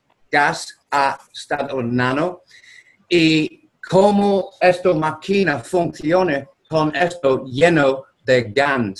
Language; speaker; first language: Spanish; non-native, learner; English